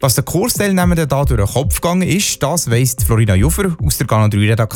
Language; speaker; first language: German; native; German